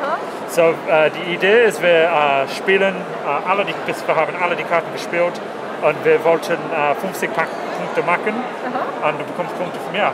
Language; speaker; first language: German; non-native, learner; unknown